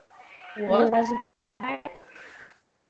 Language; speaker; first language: English; non-native, learner; Spanish